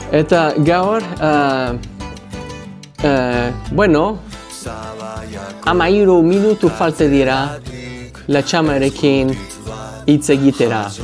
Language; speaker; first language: Basque; non-native, learner; English